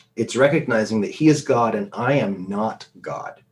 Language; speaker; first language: English; native; English